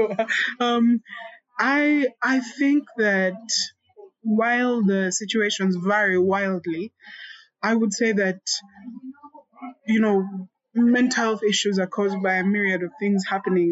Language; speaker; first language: English; non-native, local second language; Kinyarwanda